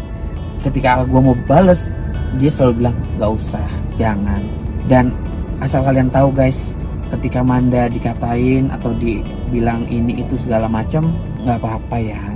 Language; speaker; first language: Indonesian; native; Indonesian